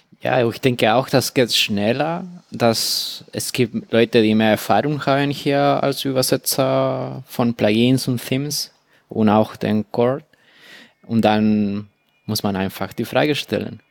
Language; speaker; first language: German; non-native, fluent; Spanish